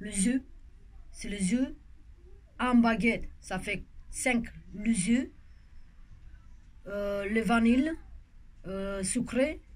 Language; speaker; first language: French; non-native, local second language; Romanian